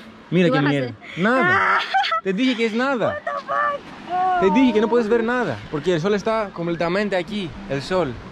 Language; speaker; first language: Spanish; non-native, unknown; Greek